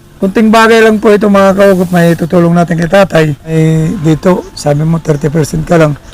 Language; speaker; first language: Filipino; non-native, local second language; Waray